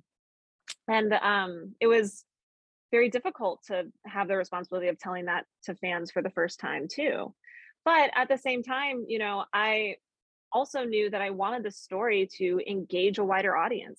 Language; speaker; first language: English; native; English